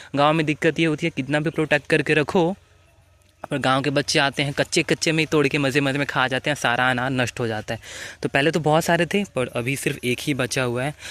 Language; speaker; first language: Hindi; native; Hindi